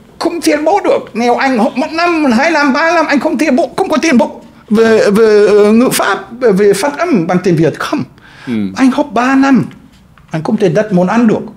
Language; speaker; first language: Vietnamese; non-native, fluent; German